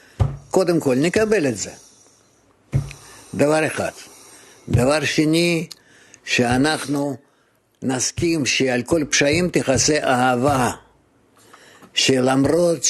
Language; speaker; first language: Hebrew; non-native, fluent; Russian